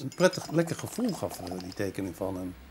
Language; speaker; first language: Dutch; native; Dutch